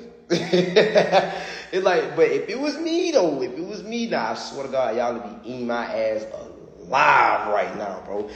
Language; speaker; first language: English; native; English